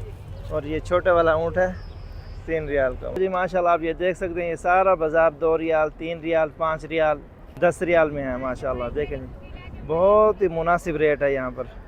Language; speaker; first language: Hindi; native; Hindi